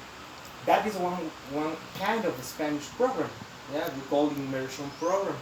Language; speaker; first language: English; non-native, fluent; Spanish